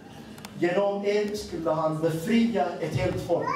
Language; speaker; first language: Swedish; non-native, fluent; Amharic